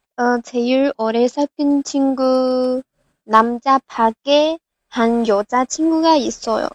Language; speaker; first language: Korean; non-native, learner; Chinese